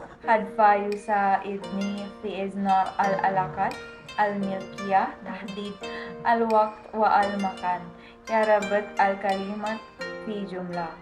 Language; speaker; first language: Arabic; non-native, learner; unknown